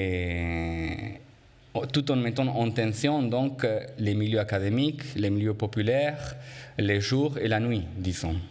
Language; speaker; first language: French; non-native, fluent; Spanish